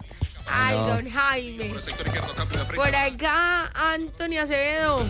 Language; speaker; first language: Spanish; native; Spanish